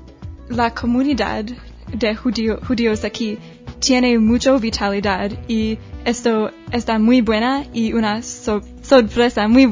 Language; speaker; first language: Spanish; non-native, learner; English